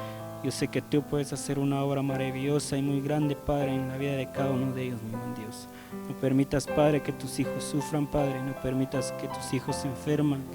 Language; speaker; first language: Spanish; native; Spanish